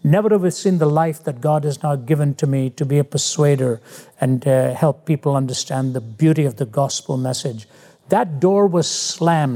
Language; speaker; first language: English; non-native, local second language; Hindi